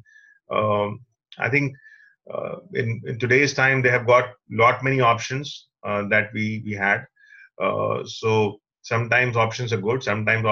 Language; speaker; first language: English; non-native, local second language; Hindi